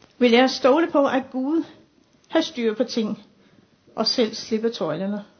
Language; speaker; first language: Danish; non-native, fluent; English